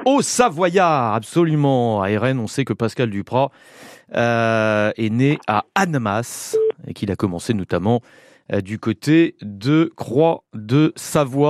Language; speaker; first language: French; native; French